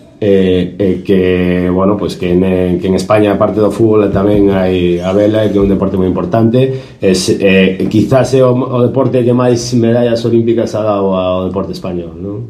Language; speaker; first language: Galician; non-native, local second language; Spanish